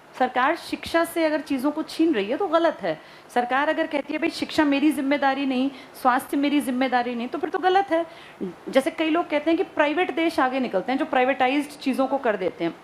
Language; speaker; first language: Hindi; native; Hindi